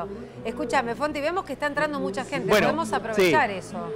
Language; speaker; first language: Spanish; native; Spanish